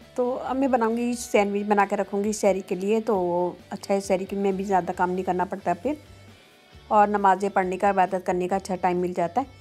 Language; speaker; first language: Urdu; native; Urdu